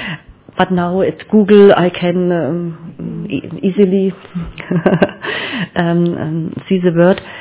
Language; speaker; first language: English; non-native, learner; German